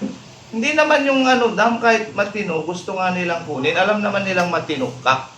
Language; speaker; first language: Filipino; native; Filipino